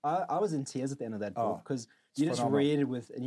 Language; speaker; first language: English; native; English